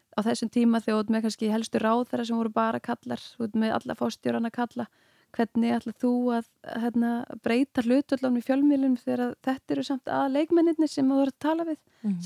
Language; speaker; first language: Icelandic; native; Icelandic